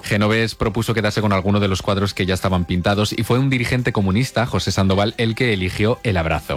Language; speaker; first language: Spanish; native; Spanish